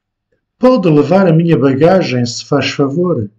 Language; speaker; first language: Portuguese; non-native, fluent; French